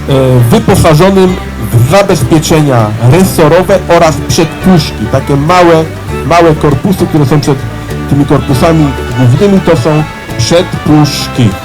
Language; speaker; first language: Polish; native; Polish